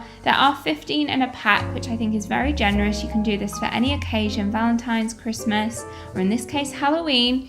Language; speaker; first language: English; native; English